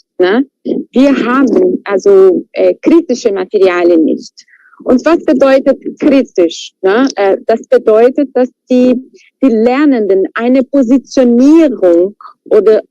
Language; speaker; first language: German; non-native, fluent; Portuguese